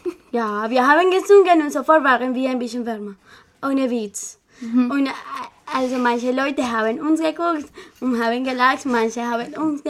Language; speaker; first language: German; non-native, learner; Spanish